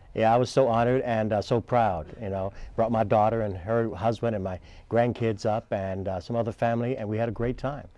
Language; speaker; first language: English; native; English